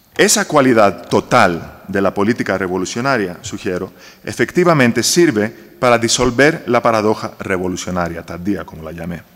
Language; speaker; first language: Spanish; non-native, fluent; Greek